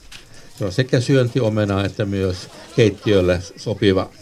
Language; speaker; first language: Finnish; non-native, local second language; Swedish